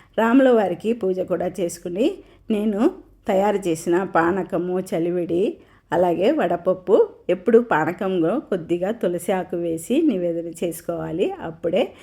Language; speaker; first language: Telugu; non-native, local second language; Tamil